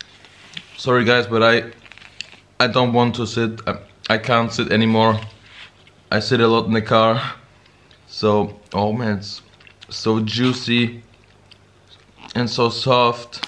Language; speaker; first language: English; non-native, learner; Bosnian